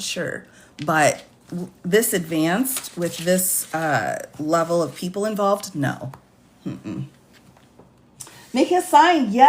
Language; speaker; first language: English; native; English